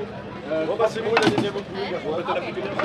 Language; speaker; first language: French; native; French